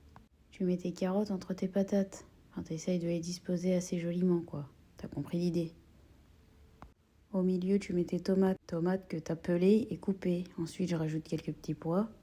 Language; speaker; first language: French; native; French